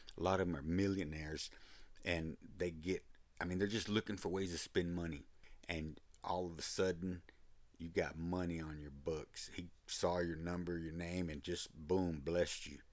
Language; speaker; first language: English; early bilingual, other home language; Spanish